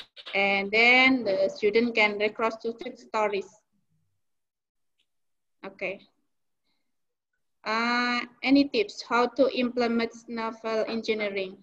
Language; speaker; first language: English; non-native, learner; Indonesian